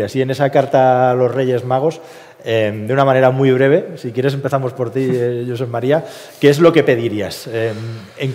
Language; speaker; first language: Spanish; native; Spanish